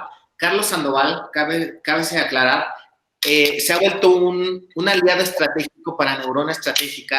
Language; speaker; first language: Spanish; native; Spanish